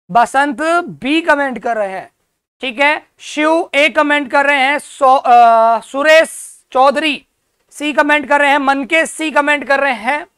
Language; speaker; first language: Hindi; native; Hindi